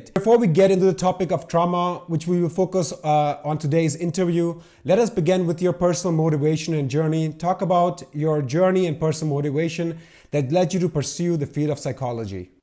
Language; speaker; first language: English; non-native, local second language; Urdu